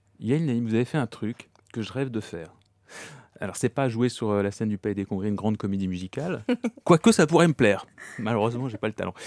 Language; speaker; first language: French; native; French